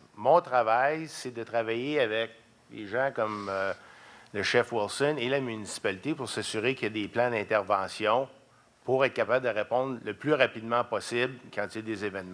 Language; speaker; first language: French; native; French